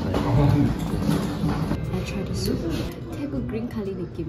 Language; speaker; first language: Korean; non-native, learner; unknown